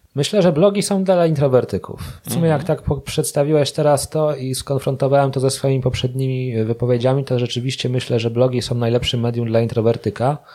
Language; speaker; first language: Polish; native; Polish